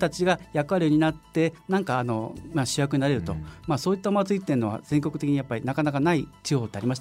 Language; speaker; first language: Japanese; native; Japanese